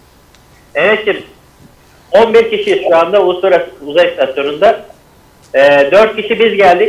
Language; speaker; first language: Turkish; native; Turkish